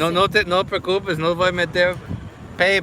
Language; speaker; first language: Spanish; non-native, learner; English